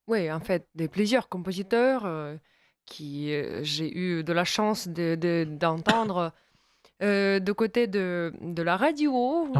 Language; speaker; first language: French; non-native, fluent; Russian